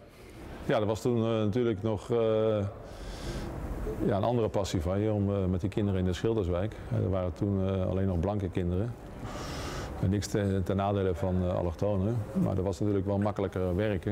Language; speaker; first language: Dutch; native; Dutch